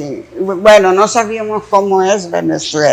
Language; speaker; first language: Spanish; non-native, fluent; Greek